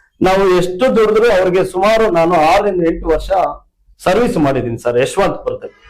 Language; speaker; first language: Kannada; native; Kannada